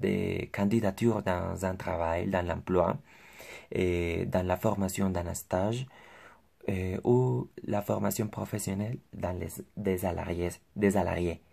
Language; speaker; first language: French; non-native, learner; Spanish